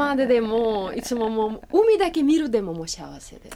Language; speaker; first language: Japanese; non-native, learner; Russian